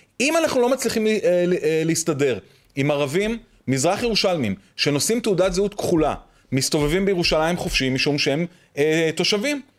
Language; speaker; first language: Hebrew; native; Hebrew